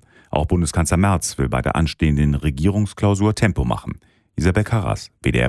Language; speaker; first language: German; native; German